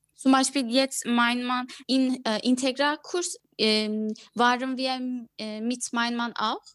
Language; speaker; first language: German; non-native, learner; Turkish